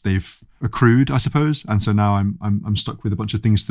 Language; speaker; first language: English; native; English